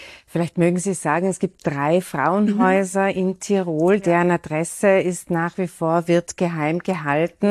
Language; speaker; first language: German; native; German